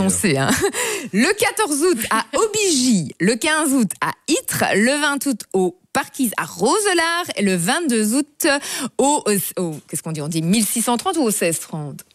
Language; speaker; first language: French; native; French